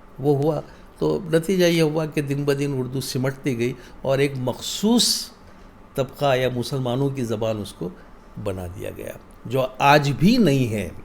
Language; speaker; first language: Urdu; native; Urdu